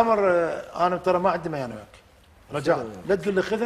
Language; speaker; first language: Arabic; native; Arabic